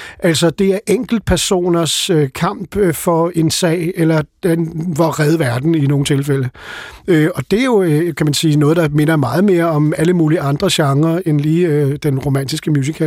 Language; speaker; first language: Danish; native; Danish